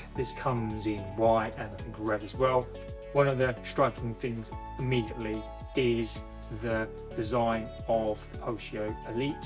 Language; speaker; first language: English; native; English